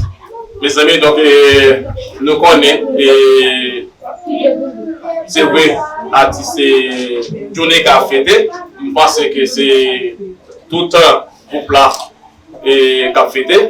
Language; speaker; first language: French; non-native, learner; Haitian Creole